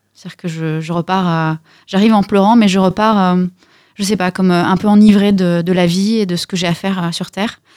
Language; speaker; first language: French; early bilingual, other home language; Russian